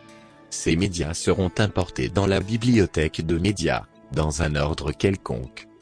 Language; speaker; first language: French; native; French